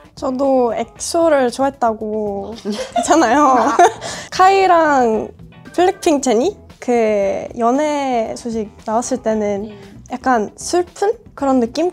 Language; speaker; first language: Korean; non-native, fluent; Norwegian